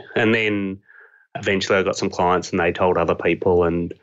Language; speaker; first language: English; native; English